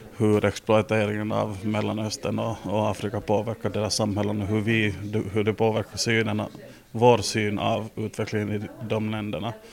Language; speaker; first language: Swedish; native; Swedish